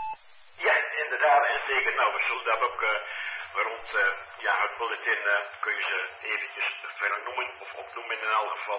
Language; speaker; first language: Dutch; native; Dutch